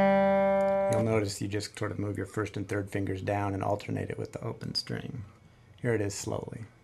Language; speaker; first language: English; native; English